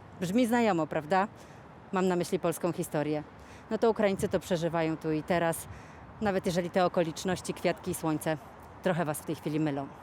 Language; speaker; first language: Polish; native; Polish